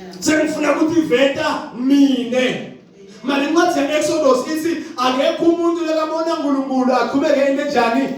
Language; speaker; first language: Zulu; non-native, local second language; Swati